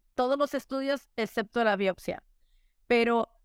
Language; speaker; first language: Spanish; native; Spanish